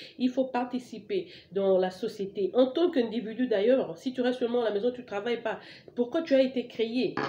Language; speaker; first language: French; non-native, local second language; Lingala